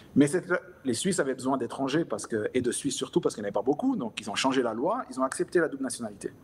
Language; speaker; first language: French; native; French